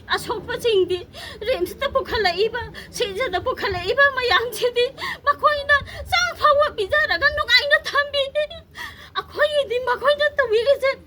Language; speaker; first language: Manipuri; native; Manipuri